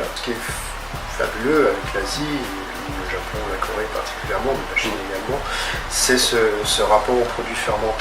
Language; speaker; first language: French; native; French